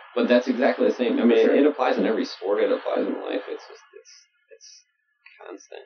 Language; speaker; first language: English; native; English